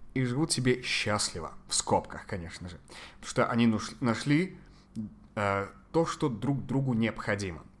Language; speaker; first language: Russian; non-native, fluent; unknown